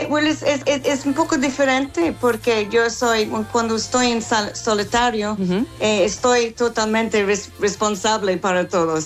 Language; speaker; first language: Spanish; non-native, learner; English